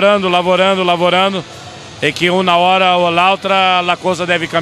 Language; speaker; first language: Italian; non-native, fluent; Portuguese